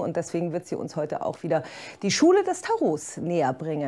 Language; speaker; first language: German; native; German